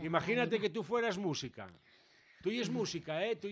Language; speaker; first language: Spanish; native; Spanish